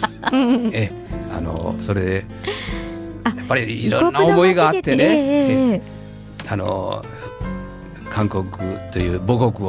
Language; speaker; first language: Japanese; native; Japanese